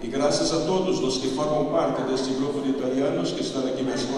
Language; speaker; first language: Spanish; native; Spanish